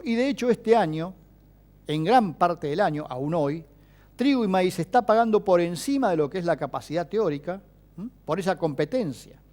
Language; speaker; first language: Spanish; native; Spanish